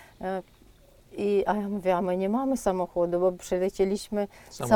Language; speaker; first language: Polish; non-native, fluent; Ukrainian